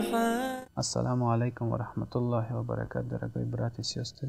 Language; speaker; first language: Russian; non-native, learner; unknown